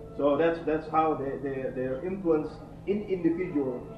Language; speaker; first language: English; non-native, fluent; Indonesian